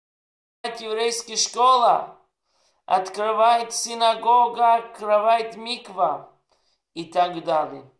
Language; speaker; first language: Russian; non-native, learner; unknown